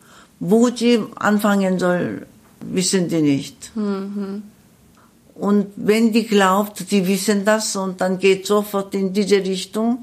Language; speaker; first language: German; non-native, learner; Korean